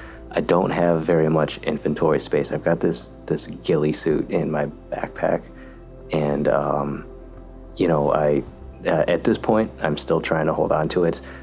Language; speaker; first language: English; native; English